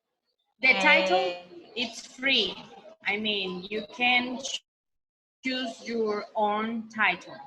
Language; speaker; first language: English; non-native, learner; Spanish